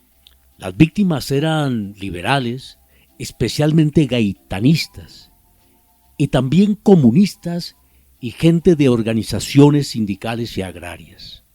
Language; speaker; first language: Spanish; native; Spanish